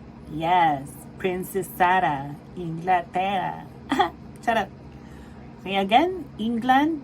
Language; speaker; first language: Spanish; non-native, fluent; Filipino